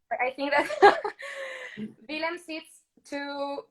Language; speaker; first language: English; non-native, learner; Spanish